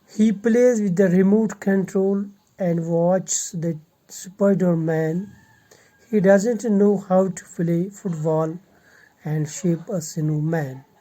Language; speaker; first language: English; non-native, local second language; Urdu